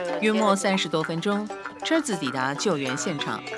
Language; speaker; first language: Chinese; native; Chinese